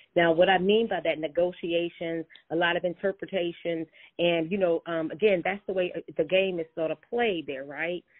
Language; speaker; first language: English; native; English